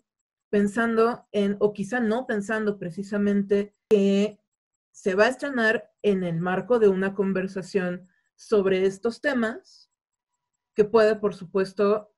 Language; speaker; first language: Spanish; native; Spanish